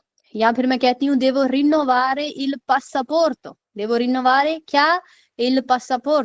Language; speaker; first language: Italian; non-native, fluent; Urdu